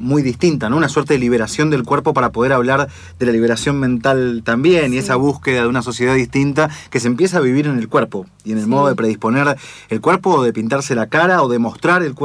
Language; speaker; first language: Spanish; native; Spanish